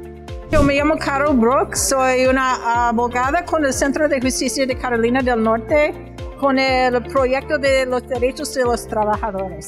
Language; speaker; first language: Spanish; non-native, fluent; English